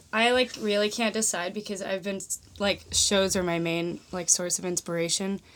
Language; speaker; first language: English; native; English